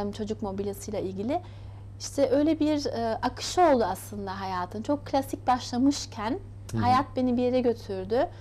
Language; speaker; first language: Turkish; early bilingual, heritage; Turkish